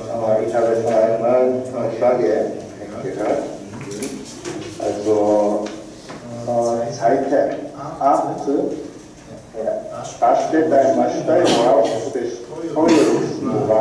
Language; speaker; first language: German; non-native, learner; Korean